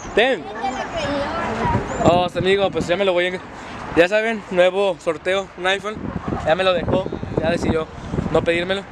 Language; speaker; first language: Spanish; native; Spanish